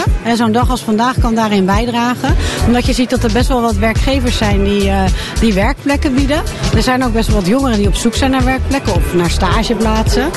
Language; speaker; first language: Dutch; native; Dutch